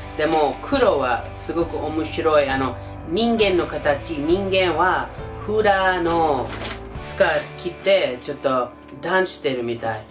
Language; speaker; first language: Japanese; non-native, fluent; English